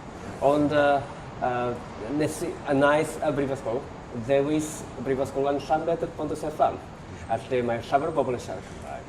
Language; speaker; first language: Welsh; non-native, learner; Japanese